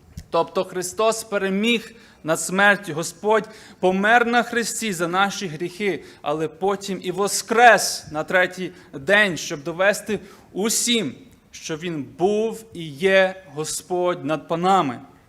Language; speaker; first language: Ukrainian; native; Ukrainian